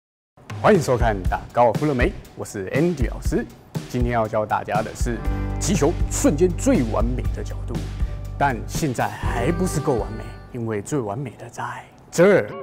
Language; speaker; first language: Chinese; native; Chinese